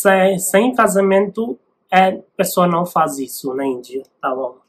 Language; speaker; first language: Portuguese; non-native, learner; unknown